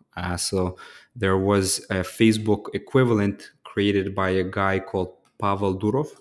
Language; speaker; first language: English; early bilingual, other home language; Ukrainian